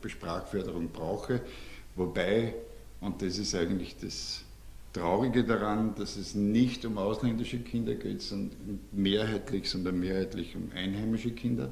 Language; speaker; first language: German; native; German